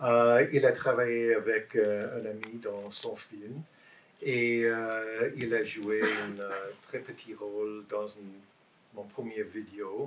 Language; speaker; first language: French; non-native, learner; English